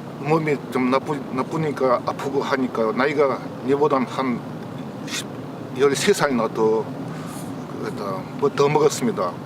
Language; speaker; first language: Korean; early bilingual, heritage; Russian